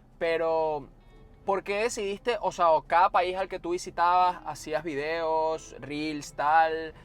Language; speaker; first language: Spanish; native; Spanish